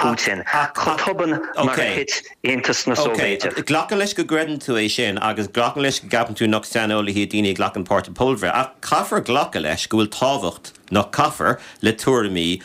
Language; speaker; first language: Irish; native; Irish